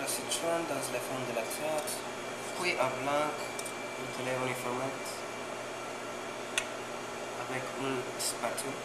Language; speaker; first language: French; non-native, learner; Spanish